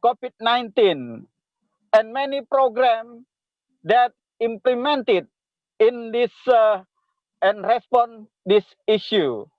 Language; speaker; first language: English; non-native, local second language; Indonesian